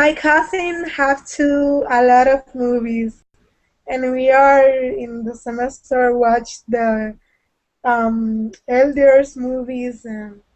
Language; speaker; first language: English; non-native, learner; Spanish